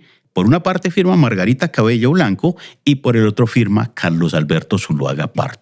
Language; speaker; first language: Spanish; native; Spanish